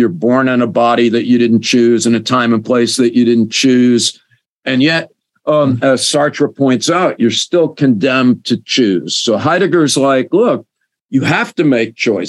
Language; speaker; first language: English; native; English